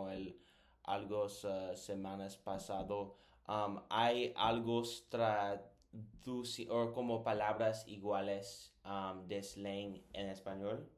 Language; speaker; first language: Spanish; non-native, learner; English